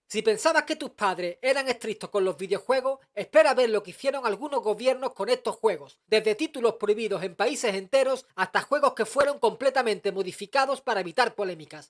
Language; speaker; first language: Spanish; native; Spanish